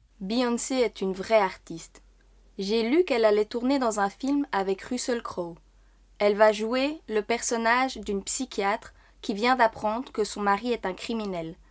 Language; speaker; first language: French; native; French